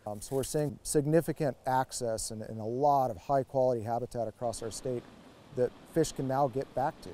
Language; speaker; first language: English; native; English